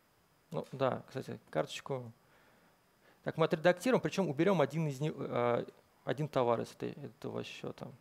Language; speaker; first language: Russian; native; Russian